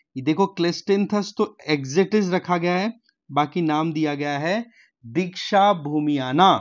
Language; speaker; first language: Hindi; native; Hindi